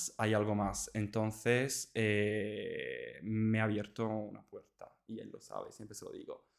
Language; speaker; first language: Spanish; non-native, fluent; Italian